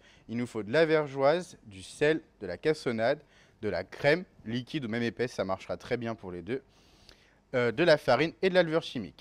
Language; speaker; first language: French; native; French